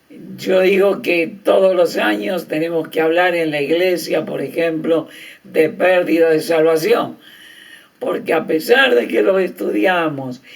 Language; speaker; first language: Spanish; native; Spanish